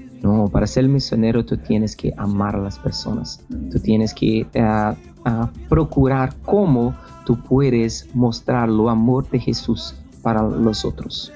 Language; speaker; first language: Spanish; non-native, fluent; Portuguese